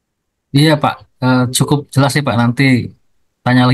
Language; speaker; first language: Indonesian; native; Indonesian